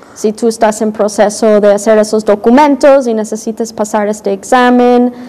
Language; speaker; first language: Spanish; non-native, fluent; English